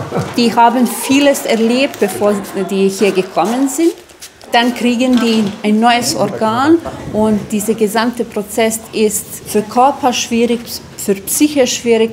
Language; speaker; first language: German; non-native, fluent; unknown